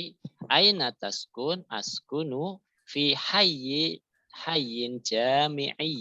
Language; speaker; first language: Arabic; non-native, fluent; Indonesian